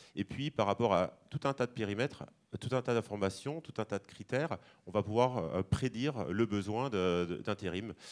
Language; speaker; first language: French; native; French